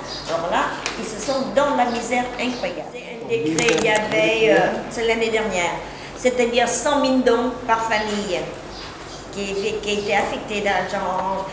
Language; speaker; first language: French; non-native, fluent; Vietnamese